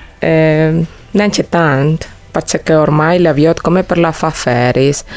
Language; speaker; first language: Italian; non-native, fluent; Spanish